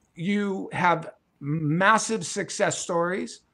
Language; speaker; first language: English; native; English